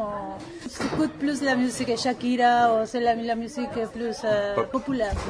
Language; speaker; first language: French; non-native, learner; Spanish